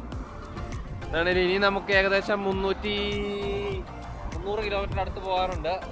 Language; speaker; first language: Malayalam; native; Malayalam